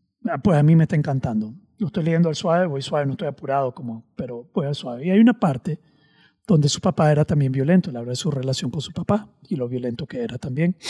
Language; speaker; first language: Spanish; native; Spanish